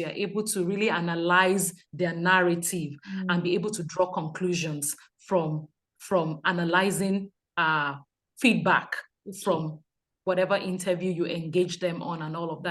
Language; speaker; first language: English; non-native, local second language; Yoruba